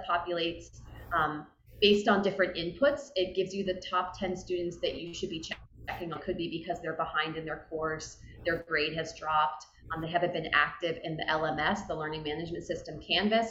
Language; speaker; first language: English; native; English